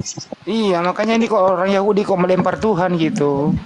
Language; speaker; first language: Indonesian; native; Indonesian